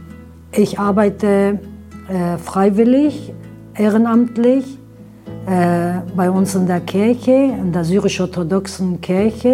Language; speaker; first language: German; early bilingual, other home language; Aramaic